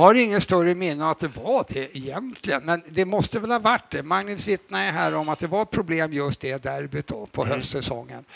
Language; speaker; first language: Swedish; native; Swedish